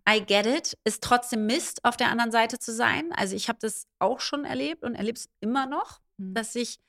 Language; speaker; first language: German; native; German